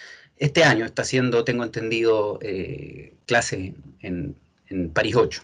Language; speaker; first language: Spanish; native; Spanish